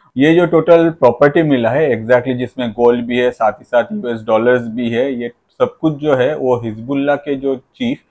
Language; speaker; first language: Hindi; non-native, local second language; Bangla